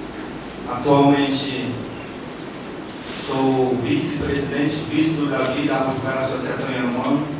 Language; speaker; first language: Portuguese; non-native, local second language; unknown